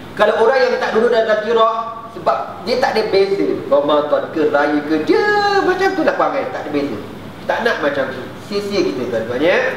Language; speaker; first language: Malay; native; Malay